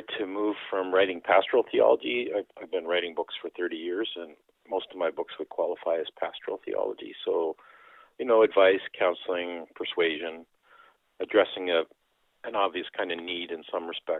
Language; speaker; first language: English; early bilingual, other home language; Dutch